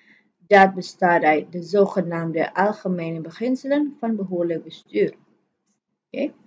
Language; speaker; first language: Dutch; non-native, fluent; Indonesian